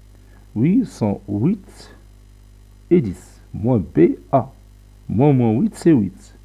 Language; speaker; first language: French; non-native, local second language; Arabic